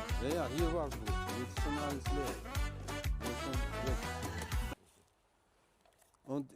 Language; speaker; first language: German; non-native, learner; Russian